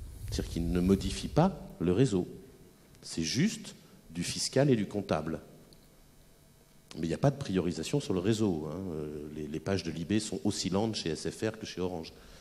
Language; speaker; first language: French; native; French